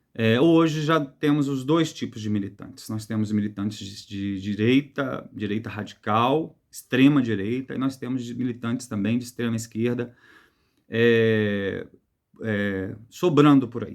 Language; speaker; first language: Portuguese; native; Portuguese